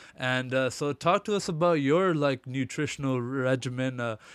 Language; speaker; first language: English; early bilingual, other home language; Hindi